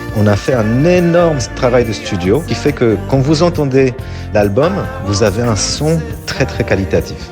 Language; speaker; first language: French; non-native, fluent; Polish